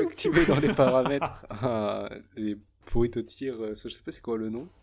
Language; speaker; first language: French; native; French